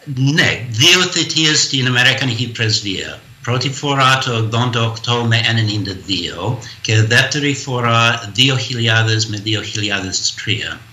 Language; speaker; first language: Greek; non-native, fluent; English